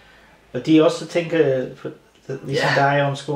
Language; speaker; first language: Danish; non-native, learner; English